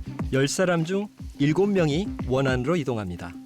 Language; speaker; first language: Korean; native; Korean